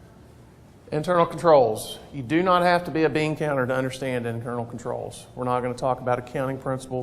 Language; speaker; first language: English; native; English